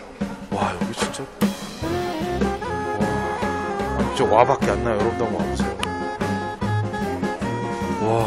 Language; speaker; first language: Korean; native; Korean